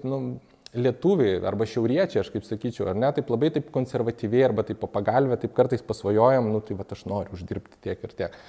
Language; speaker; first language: Lithuanian; native; Lithuanian